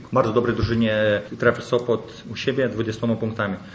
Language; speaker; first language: Polish; non-native, fluent; Lithuanian